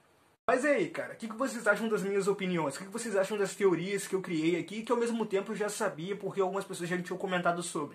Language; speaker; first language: Portuguese; native; Portuguese